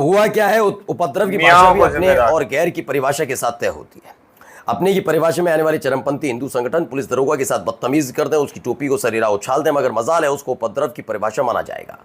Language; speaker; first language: Hindi; native; Hindi